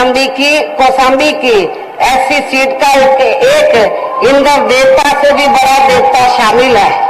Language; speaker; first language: Hindi; native; Hindi